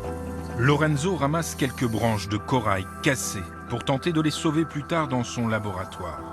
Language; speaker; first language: French; native; French